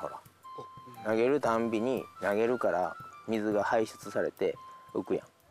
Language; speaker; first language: Japanese; native; Japanese